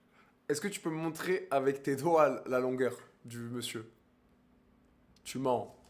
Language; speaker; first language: French; native; French